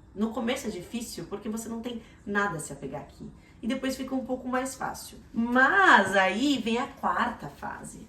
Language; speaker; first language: Portuguese; native; Portuguese